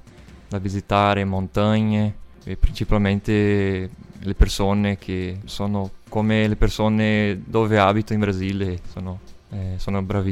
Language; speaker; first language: Italian; non-native, fluent; Portuguese